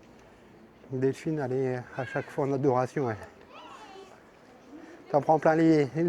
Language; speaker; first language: French; native; French